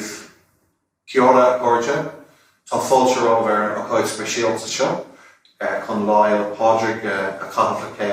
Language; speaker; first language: Irish; non-native, local second language; English